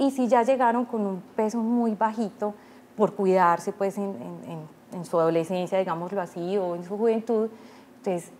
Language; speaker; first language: Spanish; native; Spanish